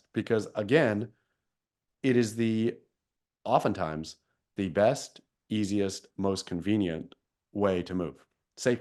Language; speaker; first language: English; native; English